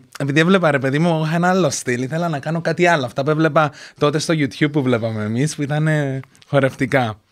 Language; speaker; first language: Greek; native; Greek